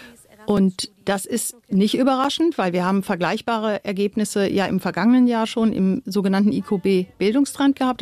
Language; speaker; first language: German; native; German